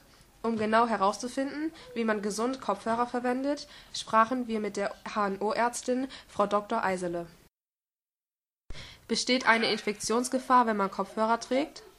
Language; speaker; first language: German; native; German